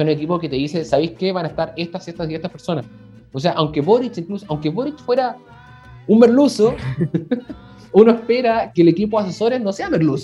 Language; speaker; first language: Spanish; native; Spanish